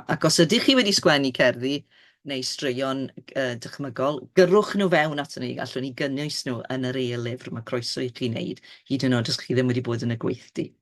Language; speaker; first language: Welsh; native; Welsh